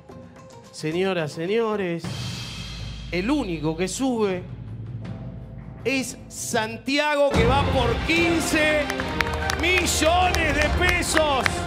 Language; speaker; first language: Spanish; native; Spanish